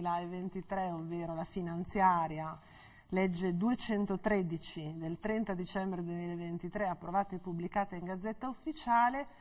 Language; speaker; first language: Italian; native; Italian